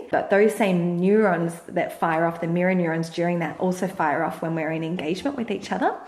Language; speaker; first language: English; native; English